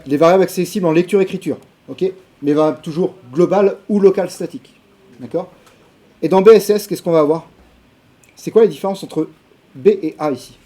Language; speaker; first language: French; native; French